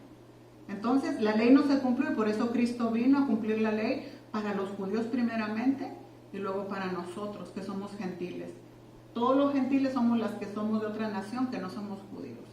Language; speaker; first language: Spanish; native; Spanish